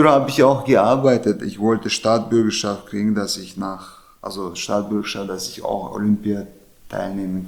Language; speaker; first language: German; non-native, learner; Chechen